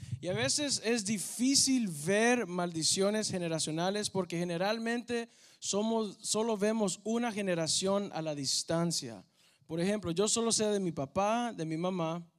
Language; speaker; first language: Spanish; early bilingual, heritage; Spanish